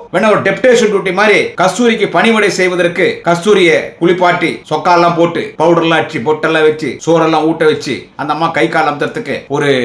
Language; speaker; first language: Tamil; non-native, local second language; Telugu